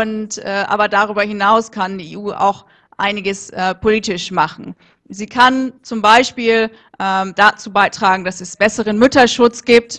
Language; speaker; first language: German; native; German